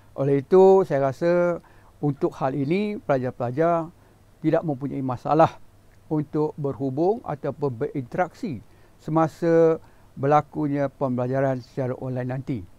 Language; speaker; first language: Malay; native; Malay